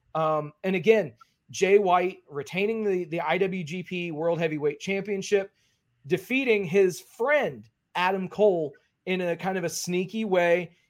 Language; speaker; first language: English; native; English